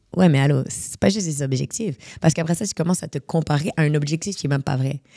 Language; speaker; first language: French; native; French